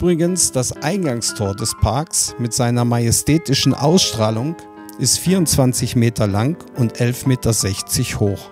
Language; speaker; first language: German; native; German